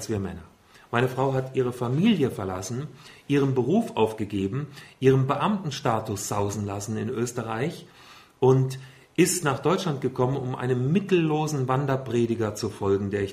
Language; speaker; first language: German; native; German